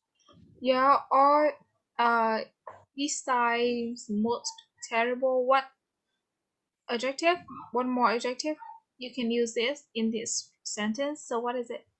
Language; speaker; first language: English; non-native, fluent; Vietnamese